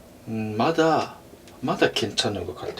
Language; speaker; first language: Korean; non-native, learner; Japanese